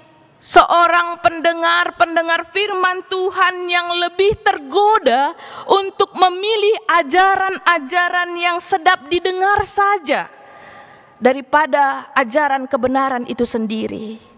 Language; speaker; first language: Indonesian; native; Indonesian